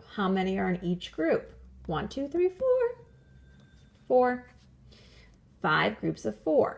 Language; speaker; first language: English; native; English